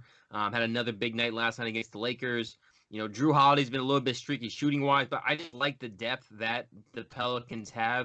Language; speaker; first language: English; native; English